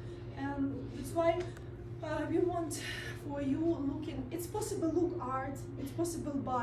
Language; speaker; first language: English; non-native, learner; Russian